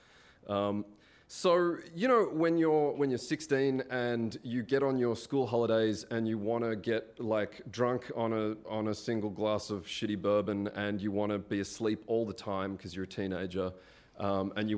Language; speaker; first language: English; native; English